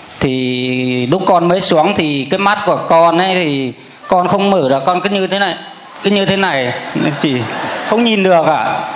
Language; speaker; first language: Vietnamese; non-native, local second language; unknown